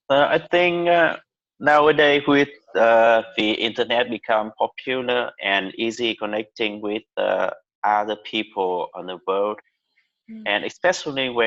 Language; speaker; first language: English; non-native, learner; Vietnamese